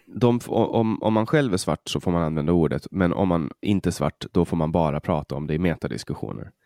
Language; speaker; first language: Swedish; native; Swedish